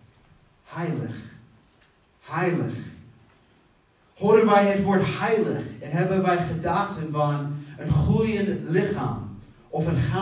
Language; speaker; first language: Dutch; non-native, fluent; English